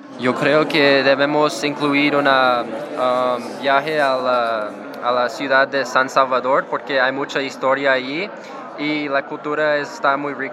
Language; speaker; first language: Spanish; non-native, learner; English